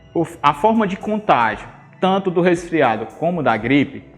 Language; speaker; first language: Portuguese; native; Portuguese